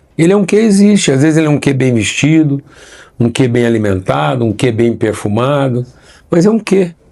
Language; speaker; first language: Portuguese; native; Portuguese